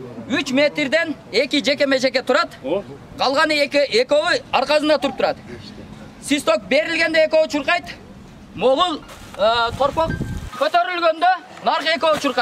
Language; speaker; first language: Kyrgyz; native; Kyrgyz